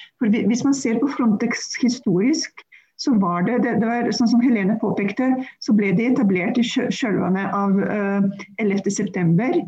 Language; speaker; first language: Norwegian; non-native, fluent; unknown